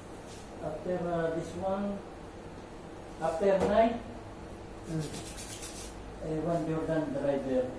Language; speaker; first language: English; non-native, learner; Filipino